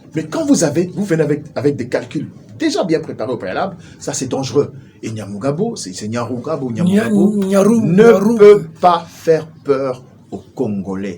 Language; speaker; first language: French; non-native, local second language; Lingala